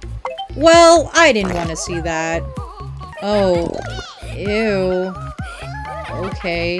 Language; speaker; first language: English; native; English